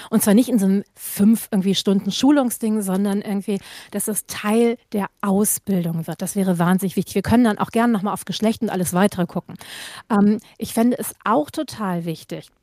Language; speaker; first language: German; native; German